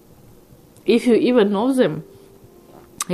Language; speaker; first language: English; non-native, learner; Ukrainian